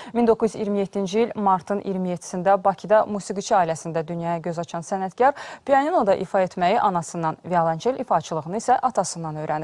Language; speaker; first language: Azerbaijani; native; Azerbaijani